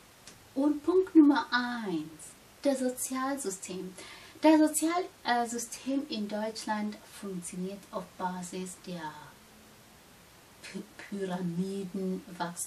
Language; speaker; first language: German; non-native, fluent; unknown